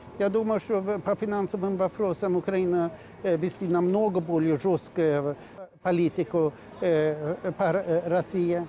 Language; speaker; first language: Russian; non-native, fluent; Swedish